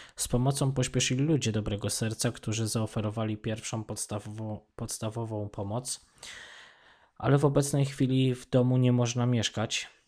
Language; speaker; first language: Polish; native; Polish